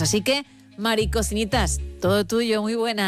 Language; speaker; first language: Spanish; native; Spanish